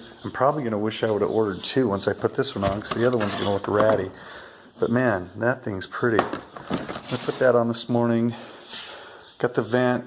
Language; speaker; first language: English; native; English